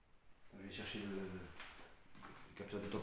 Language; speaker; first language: French; native; French